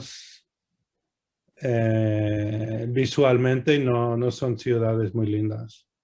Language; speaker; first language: Spanish; non-native, fluent; English